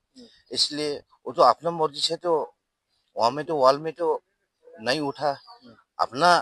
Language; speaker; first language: Hindi; non-native, local second language; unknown